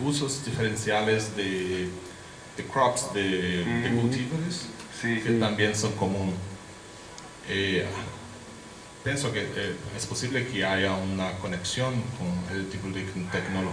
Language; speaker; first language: Spanish; non-native, fluent; Portuguese